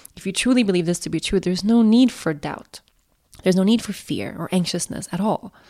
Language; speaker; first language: English; non-native, fluent; Swedish